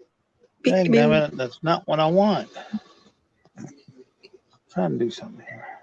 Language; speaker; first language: English; native; English